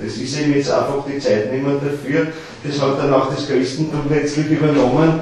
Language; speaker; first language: German; native; German